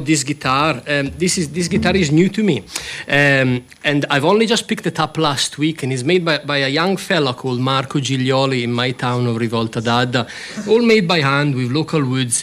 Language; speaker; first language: English; non-native, fluent; Italian